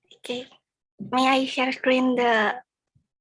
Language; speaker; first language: English; non-native, learner; Indonesian